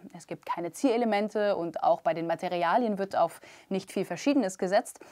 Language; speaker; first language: German; native; German